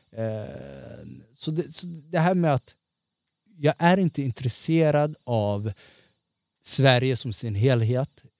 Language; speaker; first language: Swedish; early bilingual, other home language; Somali